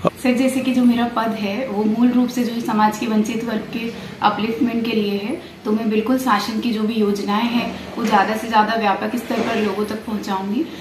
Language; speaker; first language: Hindi; native; Hindi